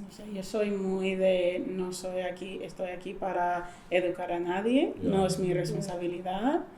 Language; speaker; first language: Spanish; non-native, fluent; English